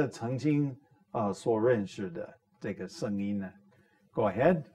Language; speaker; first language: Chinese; non-native, fluent; English